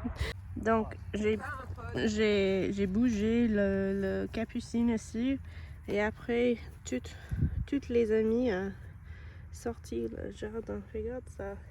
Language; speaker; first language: French; non-native, learner; English